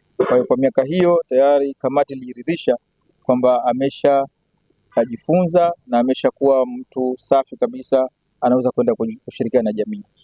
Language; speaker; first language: Swahili; native; Swahili